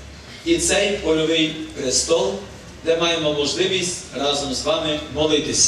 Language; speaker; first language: Ukrainian; native; Ukrainian